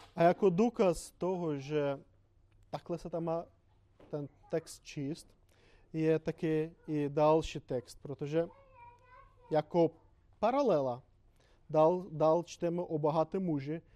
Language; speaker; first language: Czech; non-native, fluent; Russian